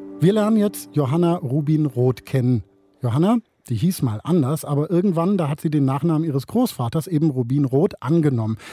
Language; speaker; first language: German; native; German